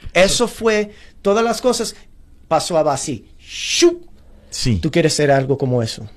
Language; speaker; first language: Spanish; early bilingual, heritage; Spanish